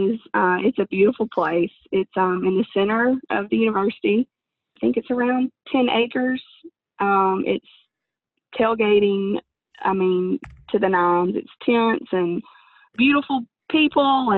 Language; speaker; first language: English; native; English